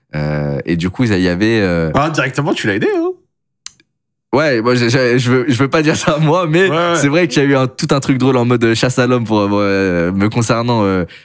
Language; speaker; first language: French; native; French